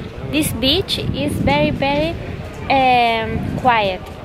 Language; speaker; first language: English; non-native, learner; Spanish